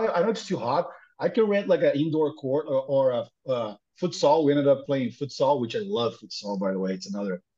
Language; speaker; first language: English; non-native, fluent; Portuguese